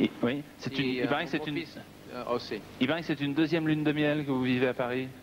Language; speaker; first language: French; native; French